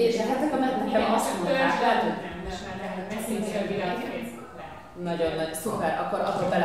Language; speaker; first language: Hungarian; early bilingual, heritage; Hungarian